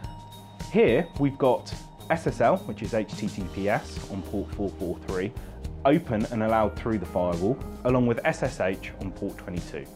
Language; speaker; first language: English; native; English